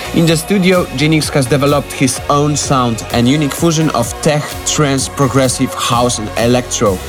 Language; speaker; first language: English; non-native, fluent; Polish